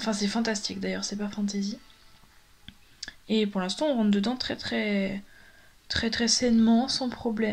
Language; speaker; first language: French; native; French